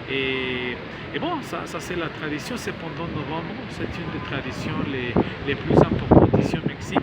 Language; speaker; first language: French; non-native, learner; Spanish